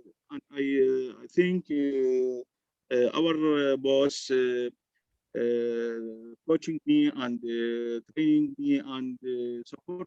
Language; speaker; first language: English; non-native, learner; Arabic